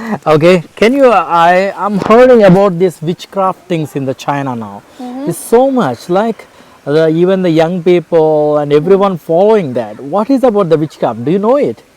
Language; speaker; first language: English; non-native, local second language; Telugu